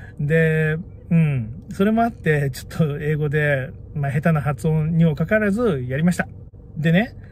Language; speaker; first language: Japanese; native; Japanese